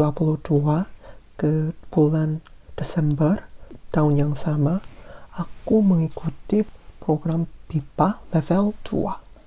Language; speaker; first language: Indonesian; non-native, fluent; Korean